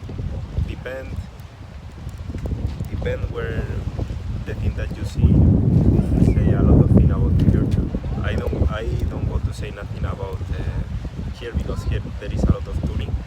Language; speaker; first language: English; non-native, fluent; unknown